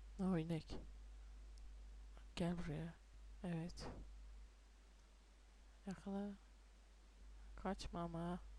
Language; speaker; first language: Turkish; native; Turkish